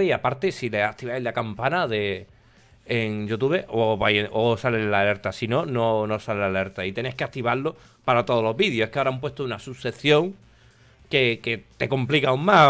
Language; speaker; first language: Spanish; native; Spanish